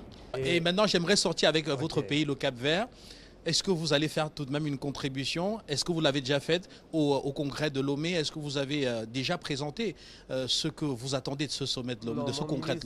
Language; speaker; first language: French; native; French